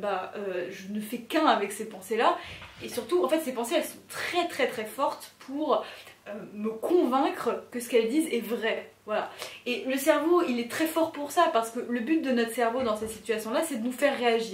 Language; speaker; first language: French; native; French